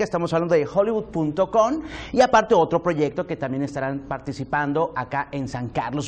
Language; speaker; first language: Spanish; native; Spanish